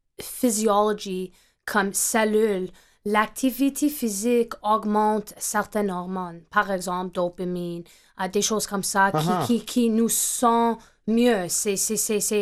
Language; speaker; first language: French; non-native, fluent; English